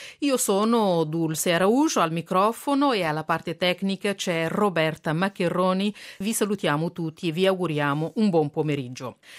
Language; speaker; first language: Italian; non-native, fluent; Kabuverdianu